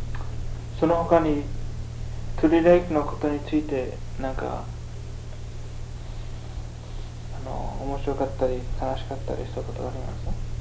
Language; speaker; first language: Japanese; early bilingual, heritage; Japanese